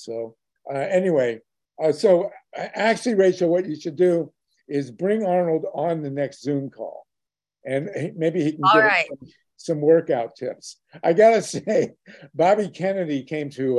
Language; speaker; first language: English; native; English